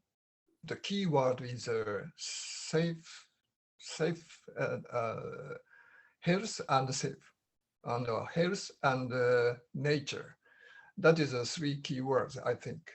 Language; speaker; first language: English; non-native, learner; Japanese